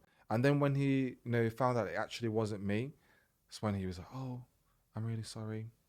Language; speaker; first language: English; native; English